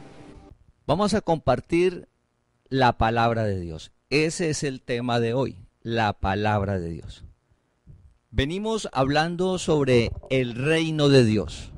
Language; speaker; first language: Spanish; native; Spanish